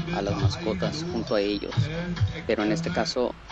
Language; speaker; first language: Spanish; early bilingual, heritage; Spanish